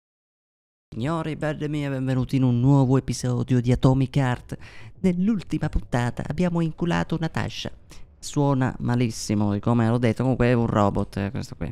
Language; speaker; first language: Italian; native; Italian